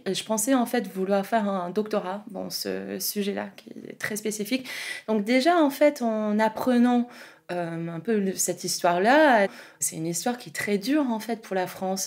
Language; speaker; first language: French; non-native, fluent; English